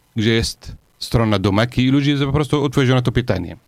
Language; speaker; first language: Polish; non-native, learner; Arabic